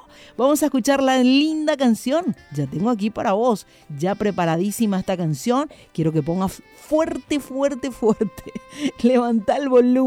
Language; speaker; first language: Spanish; native; Spanish